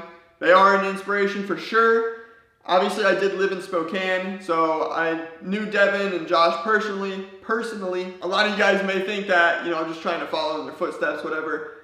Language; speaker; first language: English; native; English